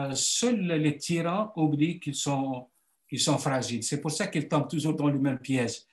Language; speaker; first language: French; non-native, local second language; Arabic